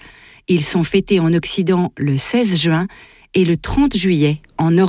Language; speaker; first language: French; native; French